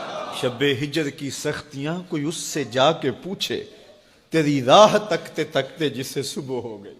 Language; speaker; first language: Urdu; native; Urdu